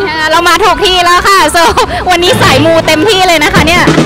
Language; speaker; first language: Thai; early bilingual, heritage; Thai